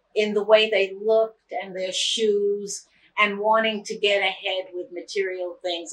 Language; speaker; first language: English; native; English